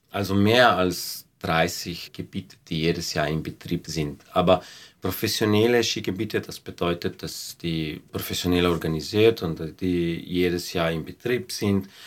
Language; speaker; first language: German; non-native, fluent; Slovenian